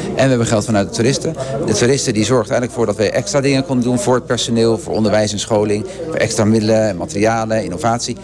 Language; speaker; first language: Dutch; non-native, local second language; Papiamento